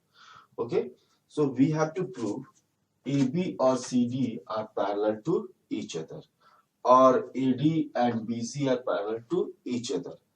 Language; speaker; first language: English; non-native, local second language; Hindi